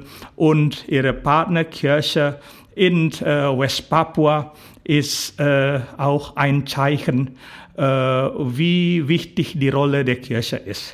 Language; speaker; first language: German; non-native, fluent; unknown